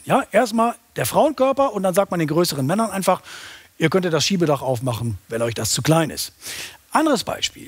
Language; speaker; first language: German; native; German